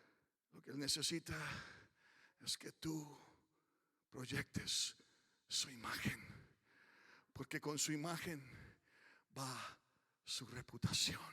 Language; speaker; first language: Spanish; early bilingual, heritage; Spanish